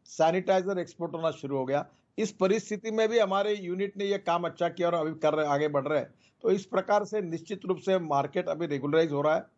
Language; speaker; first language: Hindi; non-native, local second language; Marathi